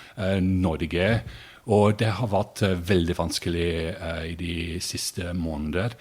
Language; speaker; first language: Norwegian; non-native, fluent; English